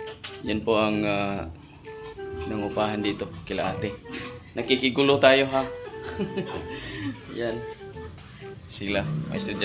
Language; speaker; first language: Filipino; native; Filipino